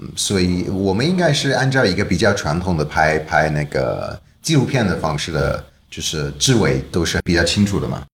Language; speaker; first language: Chinese; non-native, fluent; English